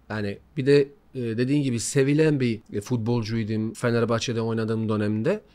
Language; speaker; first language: Turkish; non-native, fluent; Bosnian